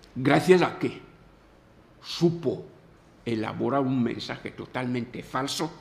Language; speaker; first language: Spanish; non-native, local second language; Fang